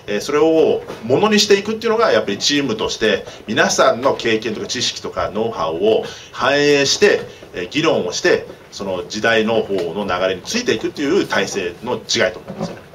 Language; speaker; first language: Japanese; early bilingual, heritage; Japanese